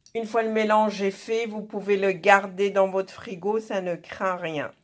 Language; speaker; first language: French; non-native, local second language; Arabic